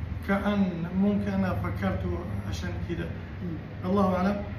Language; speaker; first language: Arabic; non-native, learner; Tajik